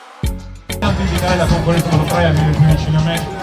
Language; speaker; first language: Italian; native; Italian